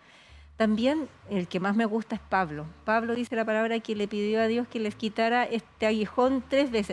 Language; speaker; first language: Spanish; native; Spanish